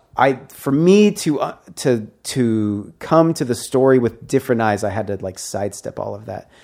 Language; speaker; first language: English; native; English